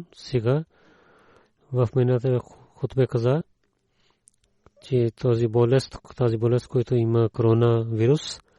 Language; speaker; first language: Bulgarian; non-native, learner; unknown